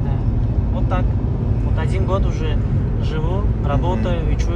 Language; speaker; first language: Russian; non-native, learner; Uzbek